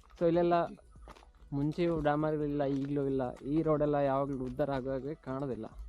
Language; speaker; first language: Kannada; native; Kannada